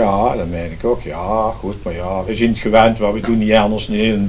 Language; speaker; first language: Dutch; native; Dutch